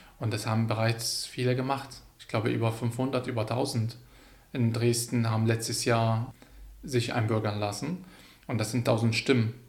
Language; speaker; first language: German; non-native, fluent; Arabic